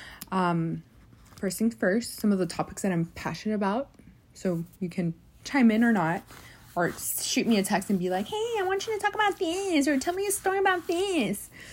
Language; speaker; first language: English; early bilingual, other home language; Spanish